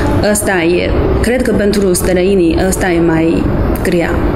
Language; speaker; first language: Romanian; non-native, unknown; Chinese